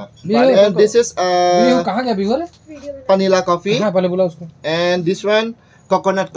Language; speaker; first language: English; non-native, learner; Indonesian